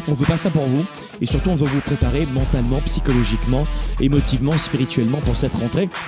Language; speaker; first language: French; native; French